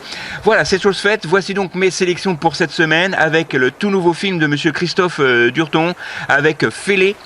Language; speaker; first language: French; native; French